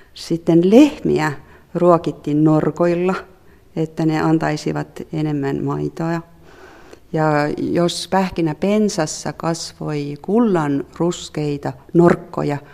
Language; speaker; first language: Finnish; non-native, fluent; Estonian